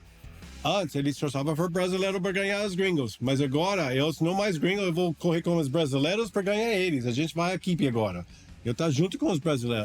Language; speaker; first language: Portuguese; non-native, learner; English